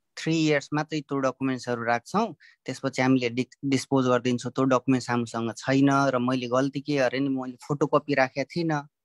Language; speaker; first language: Nepali; native; Nepali